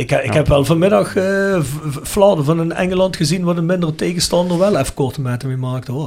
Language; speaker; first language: Dutch; native; Dutch